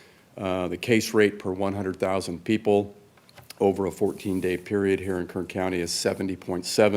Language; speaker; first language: English; native; English